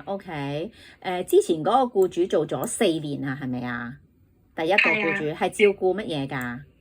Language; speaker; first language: Cantonese; native; Cantonese